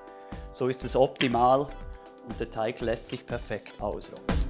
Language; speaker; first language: German; native; German